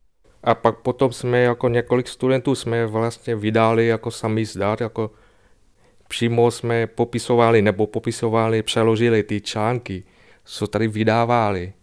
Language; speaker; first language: Czech; non-native, fluent; Vietnamese